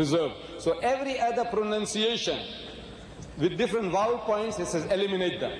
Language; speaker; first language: English; early bilingual, other home language; Gujarati